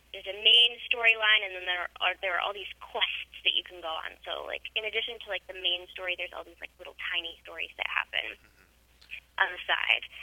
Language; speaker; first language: English; native; English